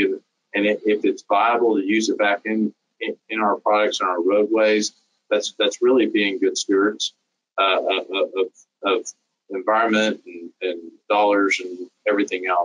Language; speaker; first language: English; native; English